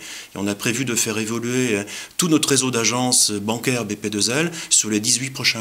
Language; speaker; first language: French; native; French